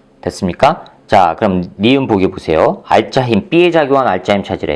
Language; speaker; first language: Korean; native; Korean